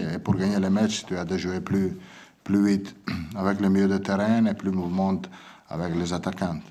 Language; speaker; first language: French; non-native, learner; Italian